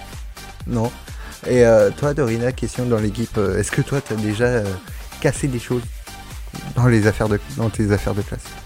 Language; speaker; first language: French; native; French